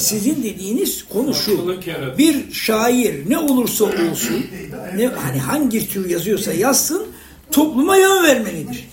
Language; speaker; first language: Turkish; native; Turkish